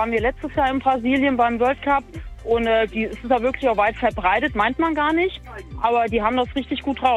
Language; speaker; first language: German; native; German